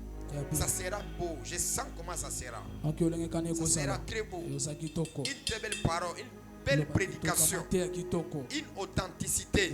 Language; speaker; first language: French; non-native, local second language; Lingala